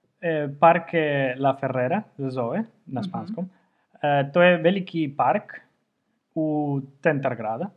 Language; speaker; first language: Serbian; non-native, fluent; Spanish